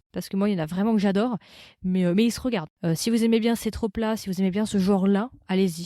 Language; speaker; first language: French; native; French